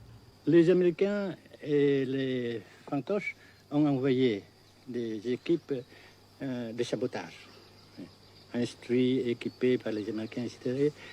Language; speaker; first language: French; non-native, fluent; Vietnamese